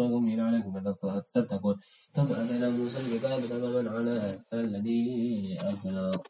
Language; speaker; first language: Arabic; non-native, learner; Indonesian